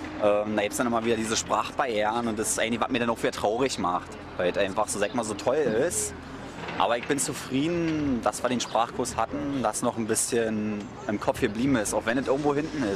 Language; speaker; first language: German; native; German